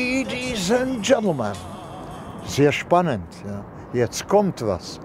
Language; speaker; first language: German; non-native, fluent; Czech